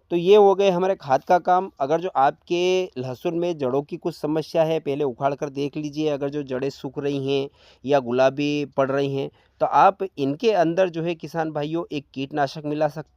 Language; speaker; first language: Hindi; native; Hindi